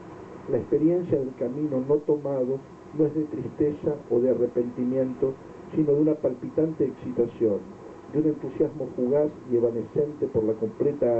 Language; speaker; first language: Spanish; native; Spanish